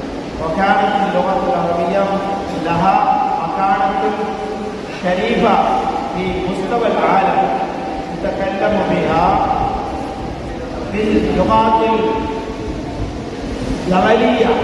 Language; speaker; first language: Arabic; non-native, learner; Tamil